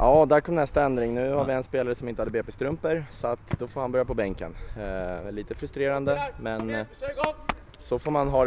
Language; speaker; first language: Swedish; native; Swedish